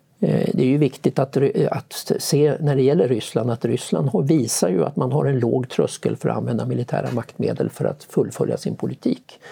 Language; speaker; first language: Swedish; native; Swedish